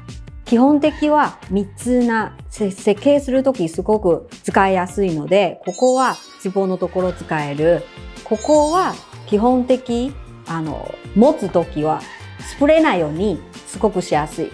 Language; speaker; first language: Japanese; non-native, fluent; Chinese